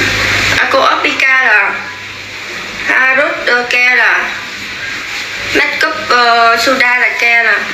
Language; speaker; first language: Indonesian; non-native, learner; Vietnamese